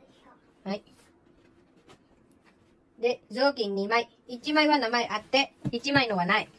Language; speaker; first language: Japanese; early bilingual, other home language; Filipino